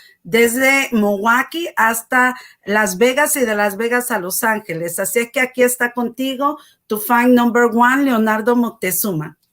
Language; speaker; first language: Spanish; native; Spanish